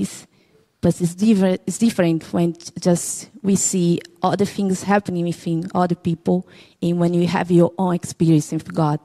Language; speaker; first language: English; non-native, learner; Portuguese